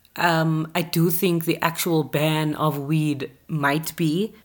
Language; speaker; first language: English; native; English